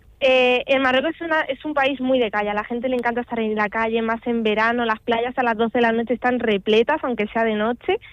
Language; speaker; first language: Spanish; early bilingual, other home language; Arabic